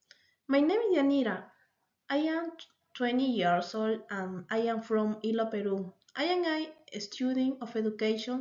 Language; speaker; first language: English; non-native, learner; Spanish